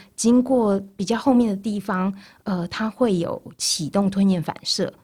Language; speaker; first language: Chinese; early bilingual, other home language; Portuguese